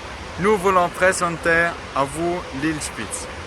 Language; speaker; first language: French; non-native, learner; German